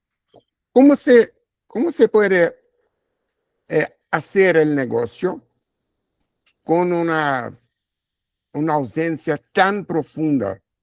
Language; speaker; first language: Spanish; non-native, learner; Portuguese